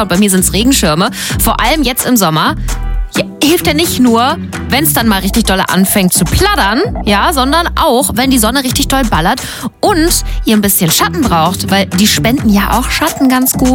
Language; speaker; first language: German; native; German